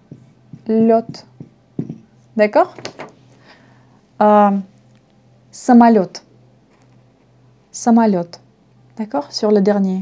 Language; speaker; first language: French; non-native, fluent; Russian